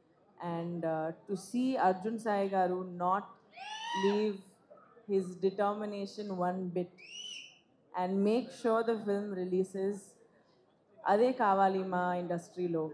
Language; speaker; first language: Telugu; non-native, fluent; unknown